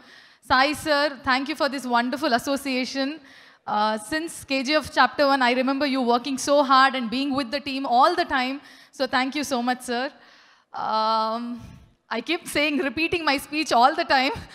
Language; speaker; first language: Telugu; non-native, learner; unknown